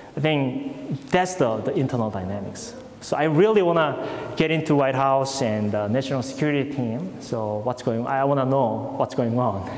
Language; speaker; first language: English; non-native, fluent; Korean